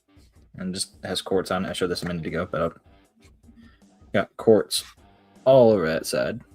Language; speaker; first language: English; native; English